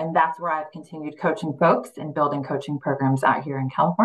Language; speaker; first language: English; early bilingual, other home language; Spanish